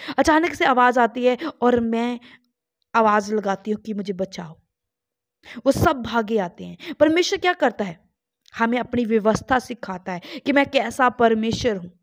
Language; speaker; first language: Hindi; non-native, local second language; Punjabi